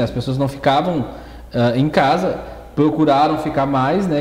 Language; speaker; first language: Portuguese; native; Portuguese